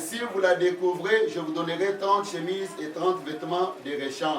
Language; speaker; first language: French; non-native, local second language; Lingala